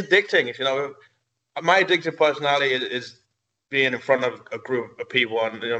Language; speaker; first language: English; native; English